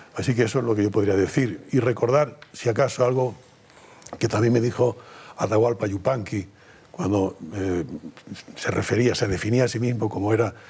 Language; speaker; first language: Spanish; native; Spanish